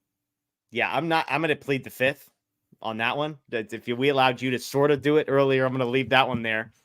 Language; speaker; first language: English; native; English